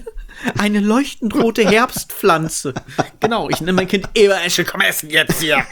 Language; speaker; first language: German; native; German